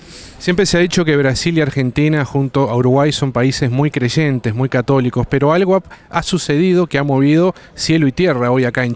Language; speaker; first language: Spanish; native; Spanish